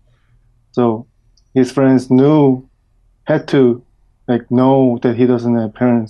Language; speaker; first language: English; non-native, fluent; Korean